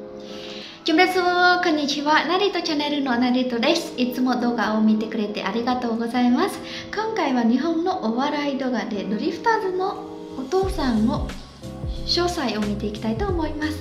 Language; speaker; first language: Japanese; non-native, fluent; Khmer